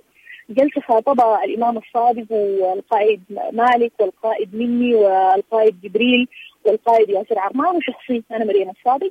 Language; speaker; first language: Arabic; native; Arabic